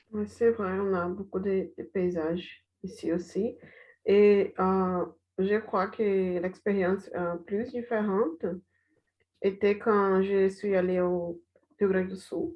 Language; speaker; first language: French; non-native, learner; Portuguese